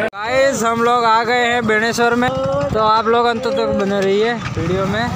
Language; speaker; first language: Hindi; non-native, local second language; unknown